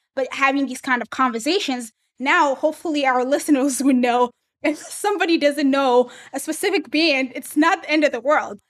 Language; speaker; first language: English; early bilingual, other home language; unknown